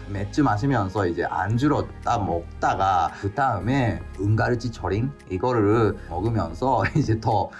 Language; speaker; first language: Korean; non-native, fluent; Japanese